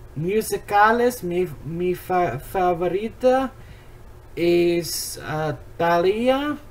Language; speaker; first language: Spanish; non-native, learner; English